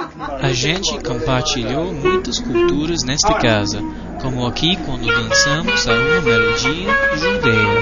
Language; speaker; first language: Portuguese; non-native, fluent; English